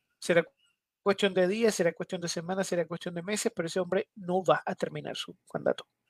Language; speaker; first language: Spanish; native; Spanish